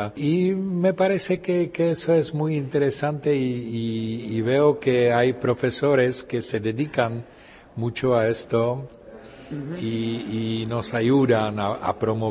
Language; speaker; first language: Spanish; non-native, fluent; Czech